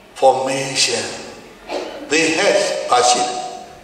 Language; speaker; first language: English; non-native, learner; Burmese